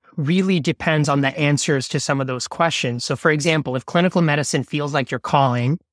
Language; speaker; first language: English; non-native, local second language; Bangla